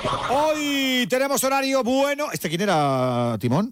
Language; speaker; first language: Spanish; native; Spanish